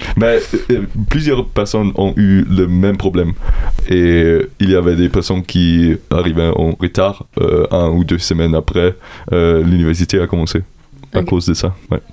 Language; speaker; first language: French; non-native, learner; German